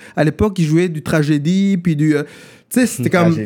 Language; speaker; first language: French; non-native, local second language; German